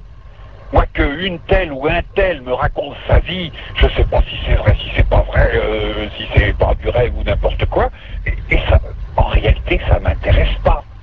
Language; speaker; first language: French; native; French